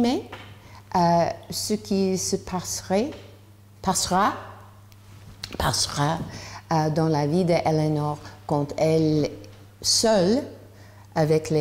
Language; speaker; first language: French; non-native, learner; English